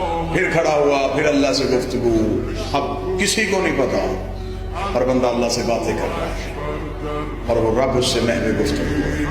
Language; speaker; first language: Urdu; native; Urdu